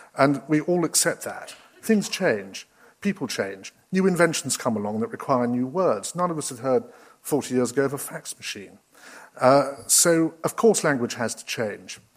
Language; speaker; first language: English; native; English